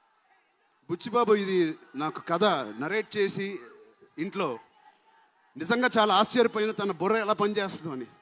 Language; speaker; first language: Telugu; native; Telugu